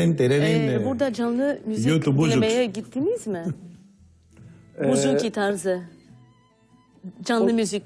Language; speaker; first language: Turkish; non-native, fluent; Greek